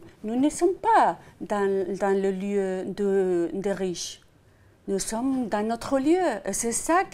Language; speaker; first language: French; non-native, fluent; Spanish